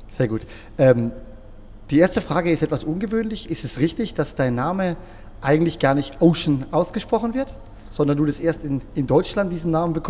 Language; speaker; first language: German; native; German